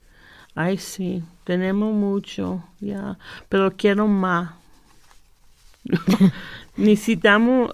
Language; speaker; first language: Spanish; early bilingual, heritage; Spanish